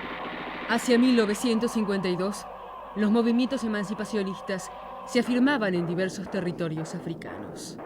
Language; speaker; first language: Spanish; native; Spanish